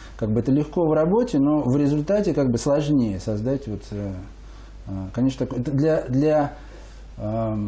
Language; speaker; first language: Russian; native; Russian